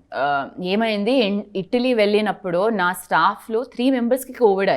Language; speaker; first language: Telugu; non-native, learner; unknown